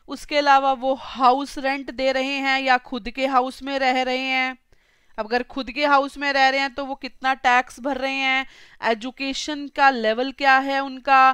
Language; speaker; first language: Hindi; native; Hindi